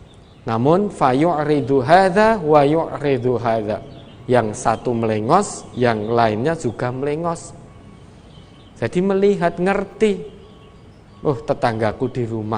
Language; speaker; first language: Indonesian; non-native, local second language; Javanese